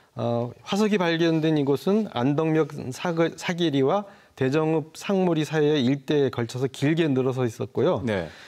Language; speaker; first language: Korean; native; Korean